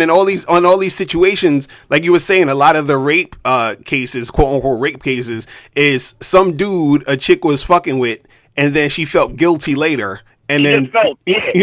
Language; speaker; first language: English; native; English